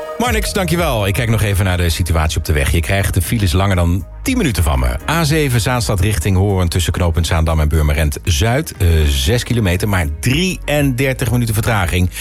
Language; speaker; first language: Dutch; native; Dutch